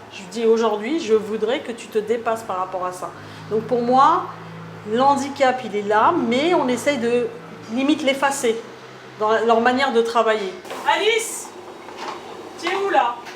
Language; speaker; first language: French; native; French